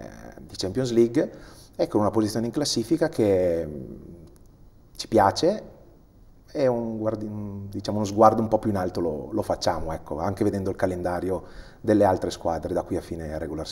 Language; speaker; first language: Italian; native; Italian